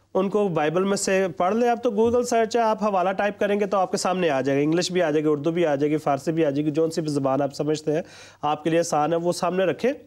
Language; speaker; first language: Urdu; non-native, local second language; Punjabi